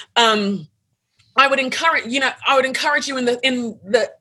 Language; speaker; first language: English; native; English